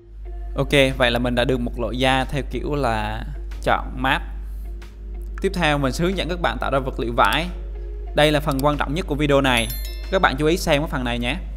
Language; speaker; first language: Vietnamese; native; Vietnamese